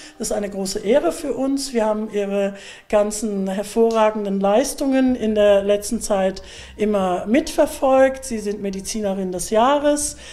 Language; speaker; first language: German; early bilingual, other home language; Turkish